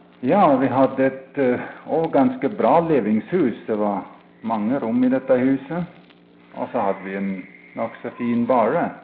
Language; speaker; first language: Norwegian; early bilingual, heritage; Norwegian